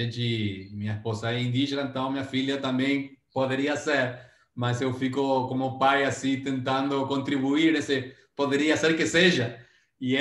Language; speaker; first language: Portuguese; non-native, fluent; Spanish